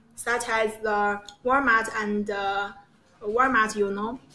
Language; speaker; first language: English; non-native, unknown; Chinese